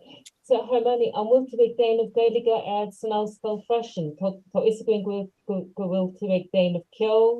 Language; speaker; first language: Irish; non-native, local second language; English